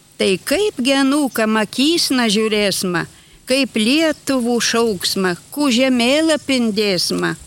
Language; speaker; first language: Lithuanian; native; Lithuanian